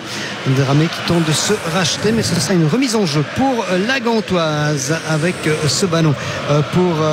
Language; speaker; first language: French; native; French